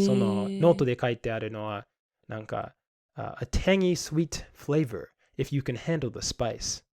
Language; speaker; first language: Japanese; non-native, fluent; English